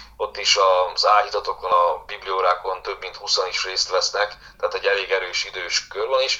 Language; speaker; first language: Hungarian; native; Hungarian